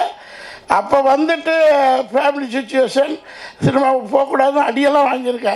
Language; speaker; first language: Tamil; native; Tamil